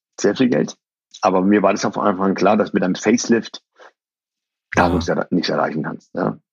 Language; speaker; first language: German; early bilingual, other home language; Persian